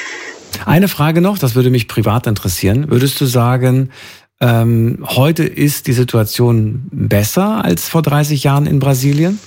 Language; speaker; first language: German; native; German